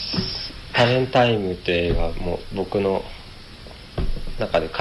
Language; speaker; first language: French; non-native, learner; Japanese